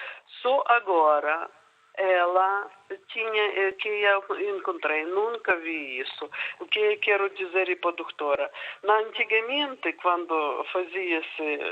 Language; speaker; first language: Portuguese; non-native, learner; Ukrainian